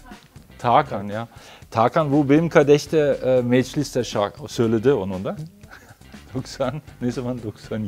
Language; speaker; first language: Turkish; non-native, fluent; German